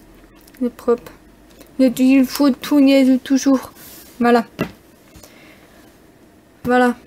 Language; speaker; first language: French; non-native, learner; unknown